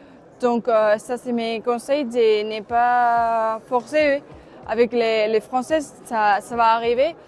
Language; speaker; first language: French; non-native, learner; Spanish